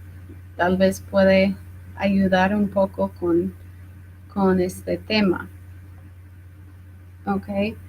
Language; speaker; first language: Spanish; non-native, fluent; English